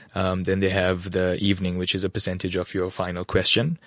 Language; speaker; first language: English; native; English